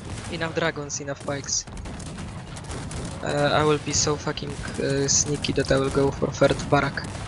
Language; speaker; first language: English; non-native, fluent; Polish